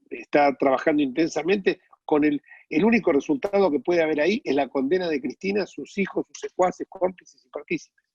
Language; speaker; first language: Spanish; native; Spanish